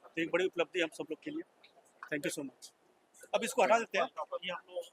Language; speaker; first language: Hindi; native; Hindi